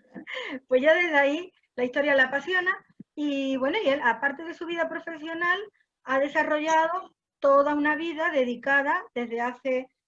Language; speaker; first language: Spanish; native; Spanish